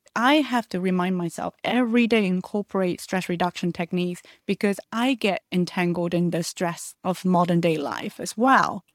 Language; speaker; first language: English; early bilingual, other home language; Chinese